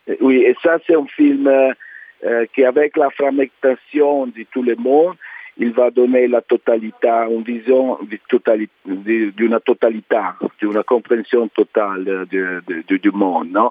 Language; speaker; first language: French; non-native, learner; Italian